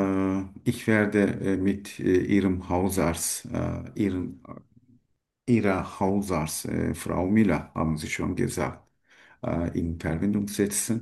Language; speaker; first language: German; non-native, learner; Turkish